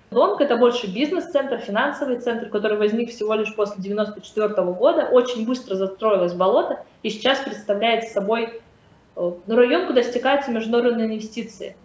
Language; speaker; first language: Russian; native; Russian